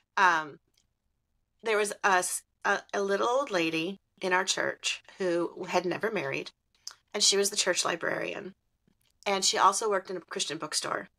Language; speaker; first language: English; native; English